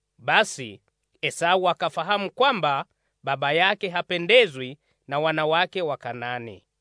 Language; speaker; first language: Swahili; native; Swahili